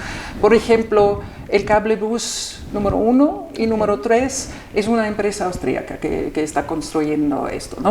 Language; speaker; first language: Spanish; non-native, fluent; German